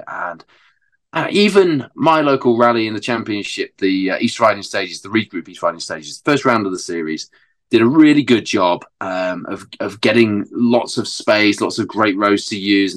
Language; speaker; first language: English; native; English